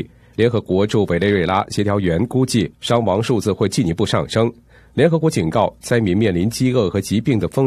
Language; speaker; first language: Chinese; native; Chinese